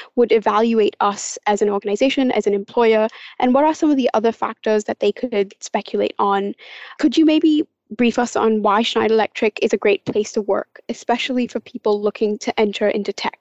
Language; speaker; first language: English; non-native, local second language; Cantonese